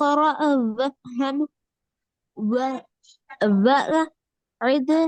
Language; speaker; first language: Arabic; non-native, learner; Urdu